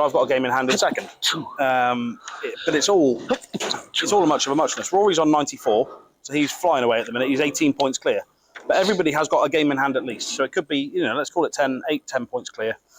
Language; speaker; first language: English; native; English